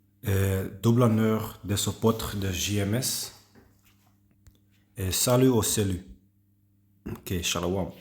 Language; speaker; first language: French; non-native, learner; English